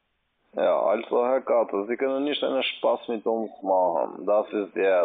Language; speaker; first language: German; non-native, learner; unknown